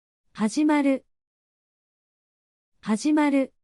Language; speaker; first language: Japanese; native; Japanese